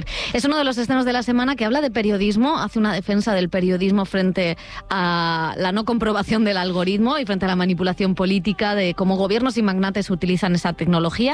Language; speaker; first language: Spanish; native; Spanish